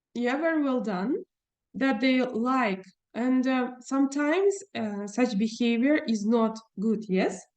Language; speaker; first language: English; non-native, fluent; Russian